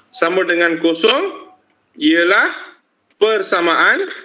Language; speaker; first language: Malay; non-native, local second language; Tamil